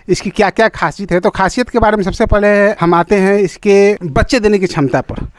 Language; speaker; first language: Hindi; native; Hindi